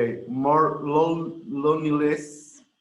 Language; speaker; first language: English; non-native, learner; Spanish